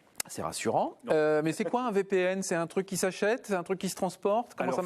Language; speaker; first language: French; native; French